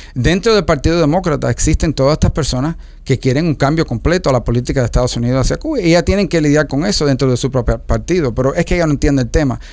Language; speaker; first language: Spanish; early bilingual, heritage; Spanish